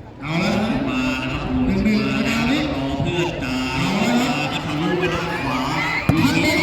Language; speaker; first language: Thai; native; Thai